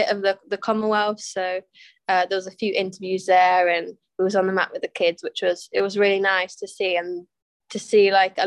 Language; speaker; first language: English; native; English